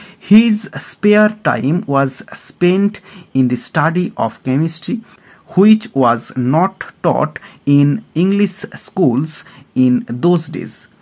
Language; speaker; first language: English; non-native, local second language; Bangla